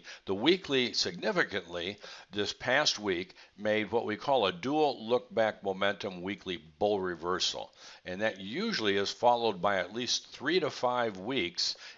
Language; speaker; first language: English; native; English